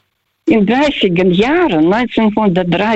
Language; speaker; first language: German; non-native, fluent; Russian